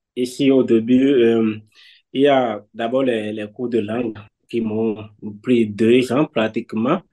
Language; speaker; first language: French; non-native, local second language; Fon